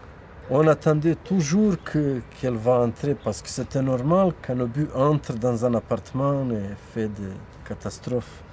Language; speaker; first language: French; non-native, fluent; Bosnian